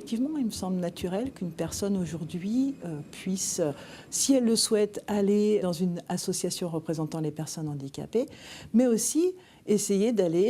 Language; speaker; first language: French; native; French